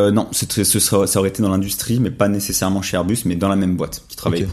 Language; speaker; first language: French; native; French